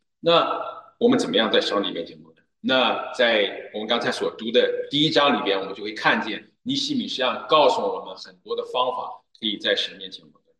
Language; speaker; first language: Chinese; native; Chinese